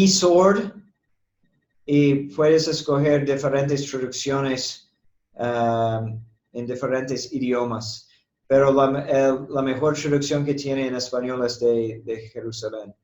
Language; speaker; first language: Spanish; non-native, fluent; English